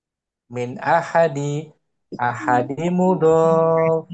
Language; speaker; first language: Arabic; non-native, fluent; Indonesian